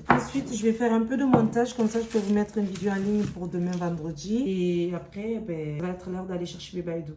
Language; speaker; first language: French; native; French